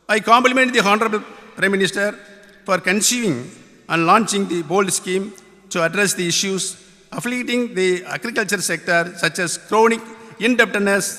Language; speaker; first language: English; non-native, local second language; Tamil